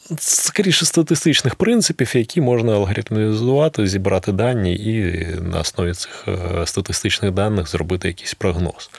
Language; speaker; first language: Ukrainian; non-native, local second language; Russian